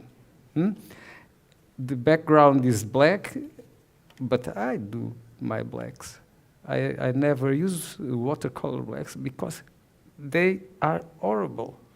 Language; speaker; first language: English; non-native, learner; Portuguese